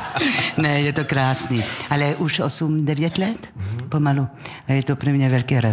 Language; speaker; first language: Czech; non-native, learner; French